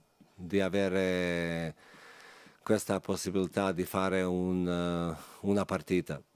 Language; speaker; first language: Italian; non-native, fluent; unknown